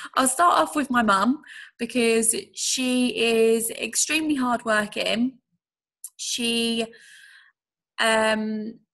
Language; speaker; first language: English; native; English